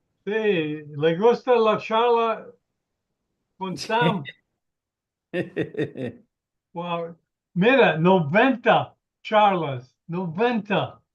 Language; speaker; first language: Spanish; non-native, learner; English